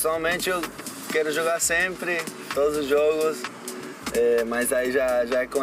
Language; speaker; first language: Portuguese; non-native, local second language; Spanish